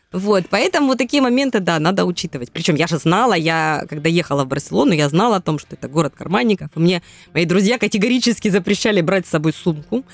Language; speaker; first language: Russian; native; Russian